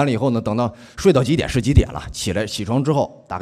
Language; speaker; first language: Chinese; native; Chinese